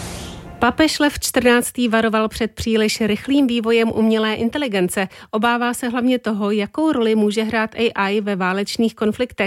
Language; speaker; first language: Czech; native; Czech